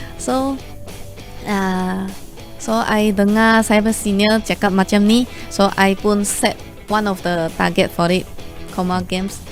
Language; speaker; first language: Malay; non-native, local second language; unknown